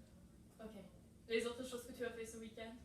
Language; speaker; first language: French; non-native, fluent; English